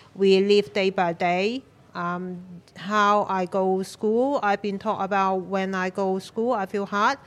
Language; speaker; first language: English; non-native, local second language; Cantonese